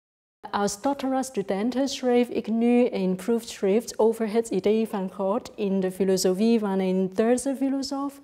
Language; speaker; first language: Dutch; non-native, fluent; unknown